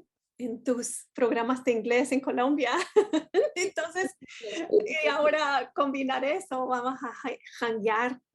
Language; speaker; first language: Spanish; non-native, fluent; English